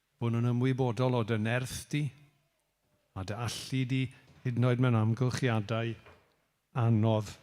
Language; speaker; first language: Welsh; native; Welsh